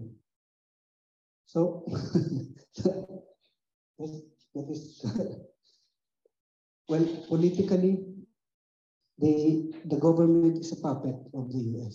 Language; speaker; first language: English; non-native, local second language; Filipino